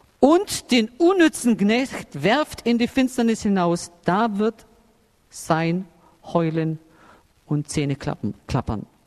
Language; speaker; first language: German; native; German